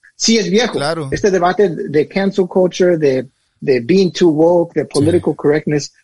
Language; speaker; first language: Spanish; early bilingual, heritage; Spanish